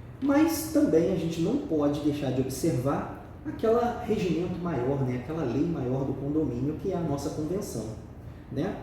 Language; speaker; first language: Portuguese; native; Portuguese